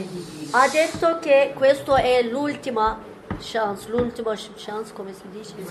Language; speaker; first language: Italian; non-native, fluent; Turkish